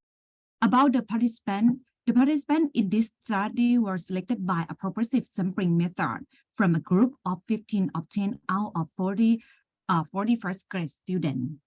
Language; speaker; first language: English; non-native, learner; Thai